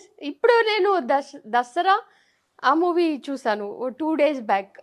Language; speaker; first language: Telugu; non-native, fluent; Tamil